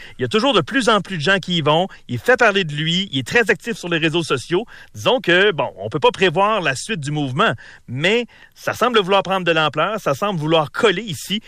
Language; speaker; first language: French; native; French